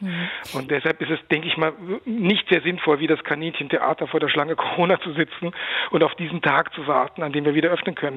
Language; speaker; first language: German; native; German